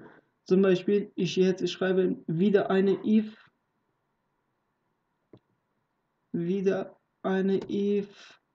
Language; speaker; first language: German; non-native, learner; Persian